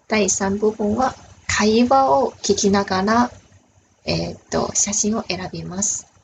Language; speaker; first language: Japanese; non-native, fluent; Chinese